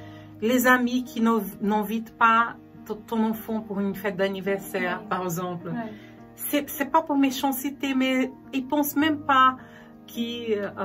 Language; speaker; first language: French; non-native, fluent; Portuguese